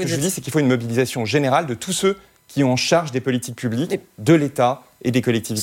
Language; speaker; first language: French; native; French